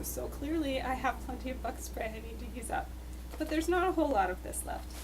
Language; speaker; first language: English; native; English